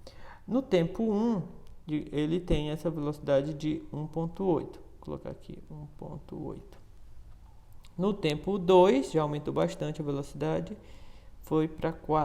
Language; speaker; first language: Portuguese; native; Portuguese